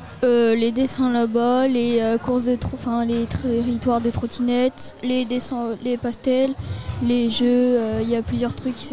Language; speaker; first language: French; native; French